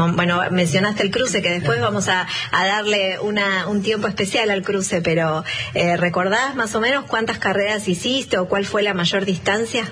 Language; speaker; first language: Spanish; native; Spanish